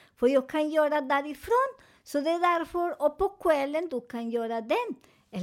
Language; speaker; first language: Swedish; non-native, learner; Spanish